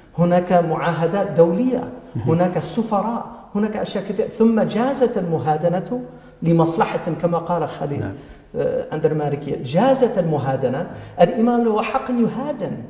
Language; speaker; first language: Arabic; non-native, fluent; English